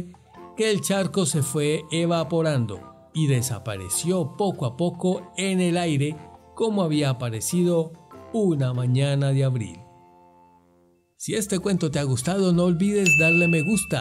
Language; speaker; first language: Spanish; native; Spanish